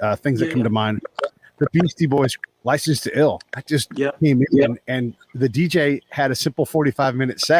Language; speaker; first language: English; native; English